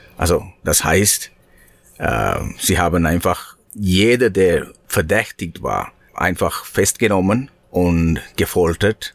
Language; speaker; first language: German; non-native, fluent; Sinhala